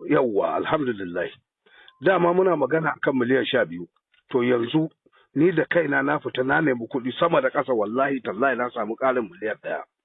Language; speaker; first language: Hausa; native; Hausa